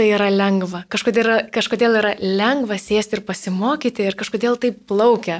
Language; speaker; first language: Lithuanian; native; Lithuanian